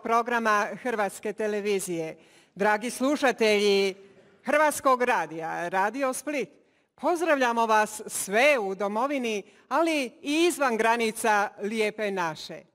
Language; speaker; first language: Bosnian; native; Bosnian